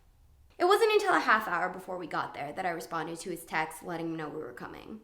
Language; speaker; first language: English; native; English